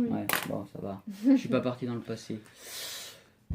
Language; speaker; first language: French; native; French